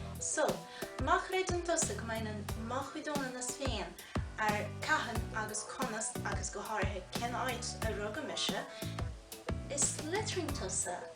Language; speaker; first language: Irish; non-native, fluent; Portuguese